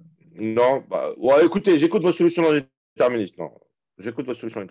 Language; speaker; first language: French; native; French